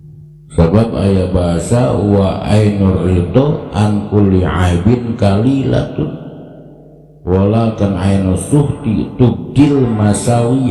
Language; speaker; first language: Arabic; non-native, fluent; Sundanese